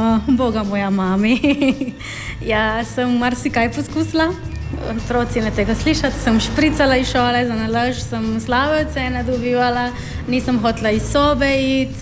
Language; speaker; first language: Slovenian; non-native, fluent; Spanish